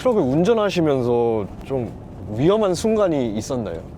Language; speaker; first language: Korean; native; Korean